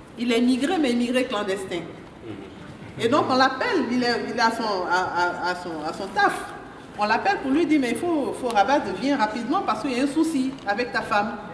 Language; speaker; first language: French; non-native, local second language; Mandingo